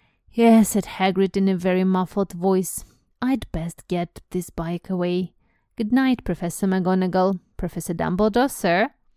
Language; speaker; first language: English; non-native, fluent; Russian